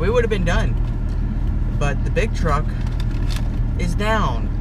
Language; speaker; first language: English; native; English